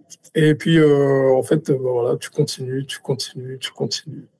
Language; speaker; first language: French; native; French